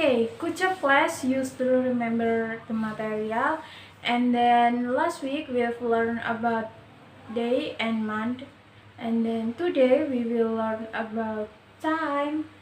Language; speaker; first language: English; non-native, learner; Indonesian